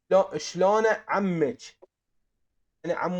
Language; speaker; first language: Persian; non-native, fluent; Arabic